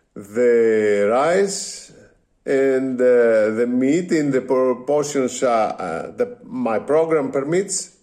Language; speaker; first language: English; non-native, learner; Greek